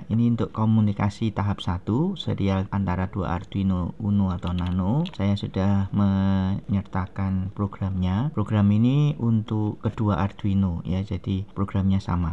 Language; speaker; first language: Indonesian; native; Indonesian